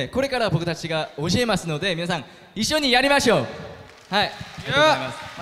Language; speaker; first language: Japanese; non-native, learner; Korean